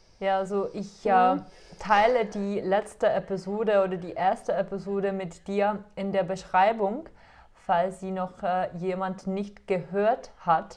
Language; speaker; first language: German; non-native, fluent; Czech